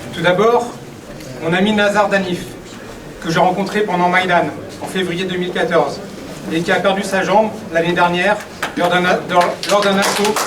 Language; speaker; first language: French; native; French